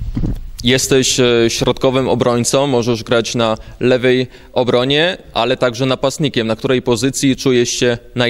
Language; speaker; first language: Polish; native; Polish